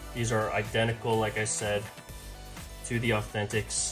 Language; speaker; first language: English; native; English